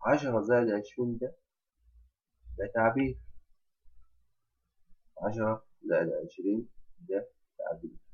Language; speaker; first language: Arabic; native; Arabic